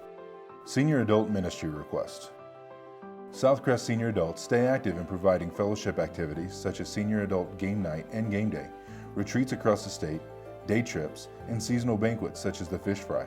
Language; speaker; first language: English; native; English